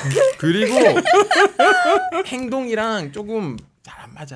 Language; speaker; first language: Korean; non-native, fluent; French